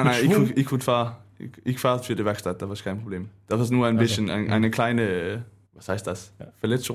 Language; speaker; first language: German; non-native, learner; Danish